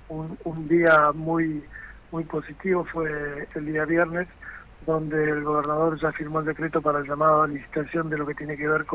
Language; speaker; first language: Spanish; native; Spanish